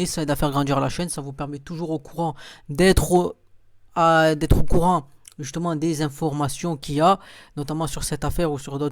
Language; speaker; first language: French; native; French